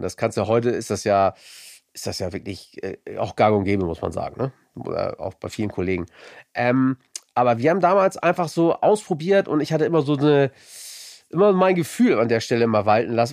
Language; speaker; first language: German; native; German